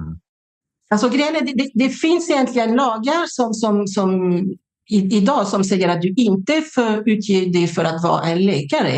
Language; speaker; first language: Swedish; non-native, fluent; French